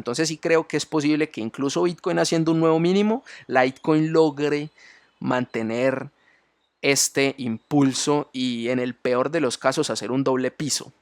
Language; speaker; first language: Spanish; native; Spanish